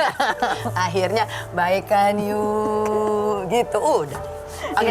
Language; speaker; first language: Indonesian; native; Indonesian